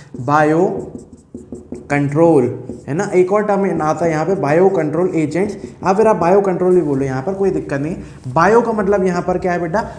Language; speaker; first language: Hindi; native; Hindi